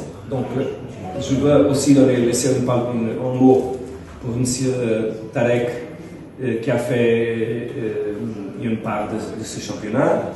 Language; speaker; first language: French; non-native, fluent; Portuguese